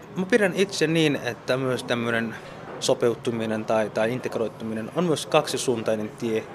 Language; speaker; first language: Finnish; early bilingual, other home language; Somali